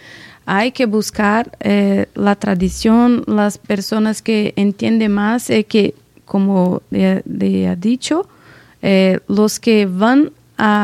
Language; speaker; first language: Spanish; non-native, learner; Portuguese